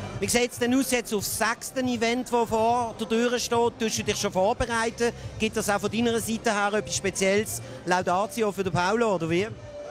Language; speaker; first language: German; native; German